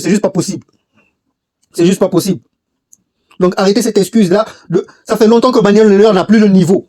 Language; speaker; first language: French; native; French